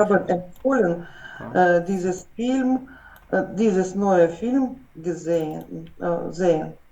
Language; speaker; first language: German; non-native, learner; Ukrainian